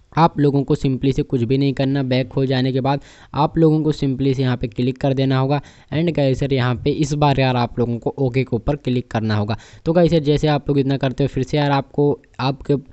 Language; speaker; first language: Hindi; native; Hindi